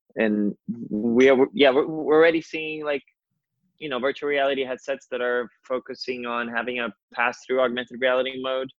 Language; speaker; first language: English; non-native, fluent; Portuguese